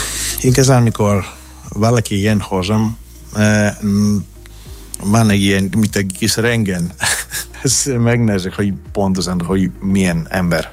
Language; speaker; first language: Hungarian; non-native, learner; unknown